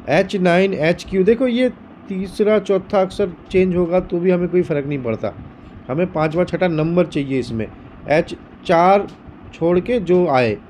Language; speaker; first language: Hindi; native; Hindi